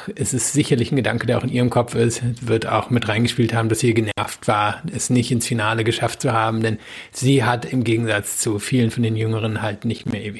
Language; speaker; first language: German; native; German